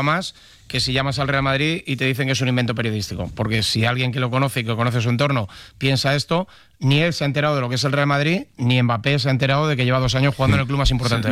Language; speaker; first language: Spanish; native; Spanish